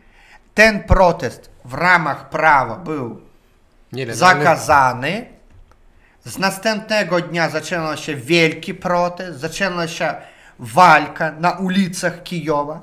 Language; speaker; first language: Polish; non-native, learner; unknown